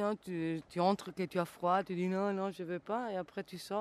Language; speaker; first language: French; non-native, fluent; Italian